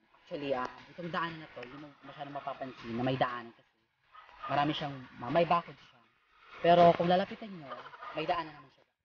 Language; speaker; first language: Filipino; non-native, local second language; Bikol